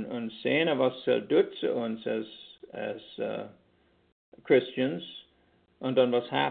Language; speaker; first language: German; early bilingual, heritage; Pennsylvania German